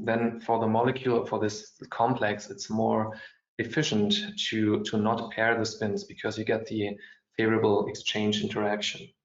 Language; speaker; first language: English; non-native, fluent; German